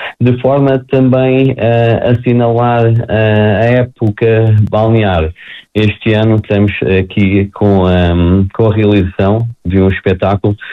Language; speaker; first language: Portuguese; native; Portuguese